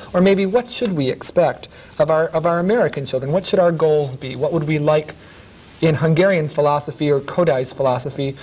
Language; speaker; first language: English; native; English